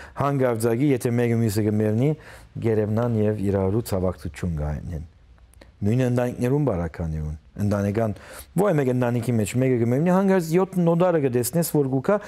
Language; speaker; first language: Armenian; early bilingual, heritage; Armenian